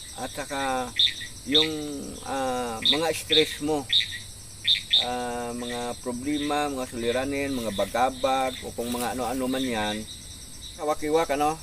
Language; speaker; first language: Filipino; non-native, local second language; Hiligaynon